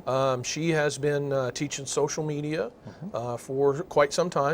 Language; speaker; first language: English; native; English